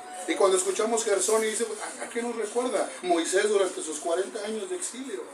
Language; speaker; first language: Spanish; native; Spanish